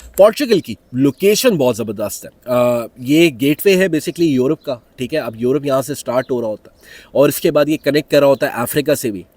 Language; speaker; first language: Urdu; native; Urdu